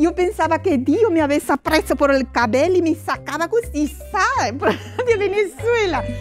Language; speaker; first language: Italian; non-native, learner; Spanish